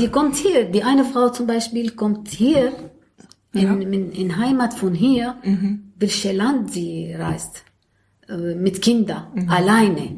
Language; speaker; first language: German; non-native, learner; Arabic